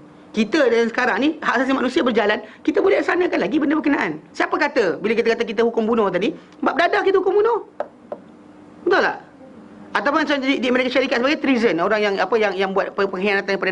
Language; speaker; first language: Malay; native; Malay